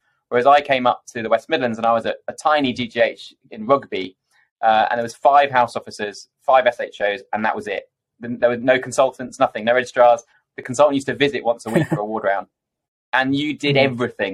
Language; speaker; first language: English; native; English